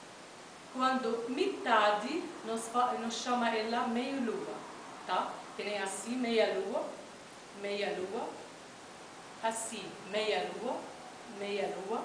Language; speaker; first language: Portuguese; non-native, fluent; Arabic